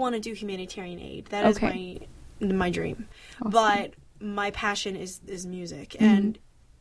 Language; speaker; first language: English; early bilingual, other home language; Chinese